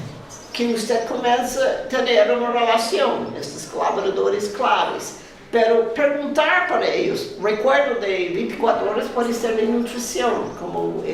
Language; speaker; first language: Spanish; non-native, fluent; English